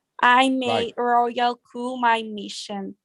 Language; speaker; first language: English; non-native, fluent; Italian